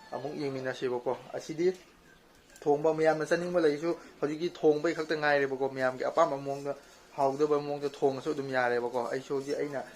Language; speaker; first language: Manipuri; non-native, local second language; Rongmei Naga